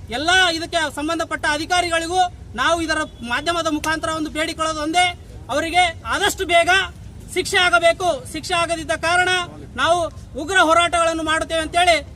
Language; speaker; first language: Kannada; non-native, local second language; Urdu